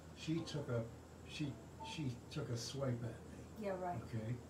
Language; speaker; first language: English; native; English